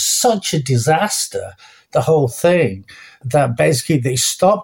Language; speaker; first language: English; native; English